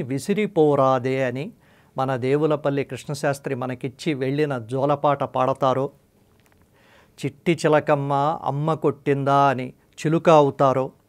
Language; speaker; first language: Telugu; native; Telugu